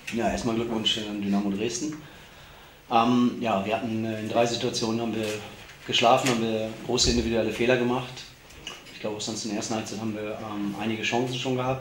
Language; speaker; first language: German; native; German